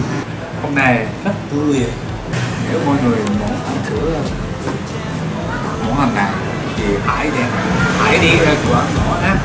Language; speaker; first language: Vietnamese; non-native, learner; Japanese